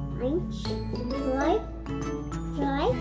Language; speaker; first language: German; early bilingual, other home language; Filipino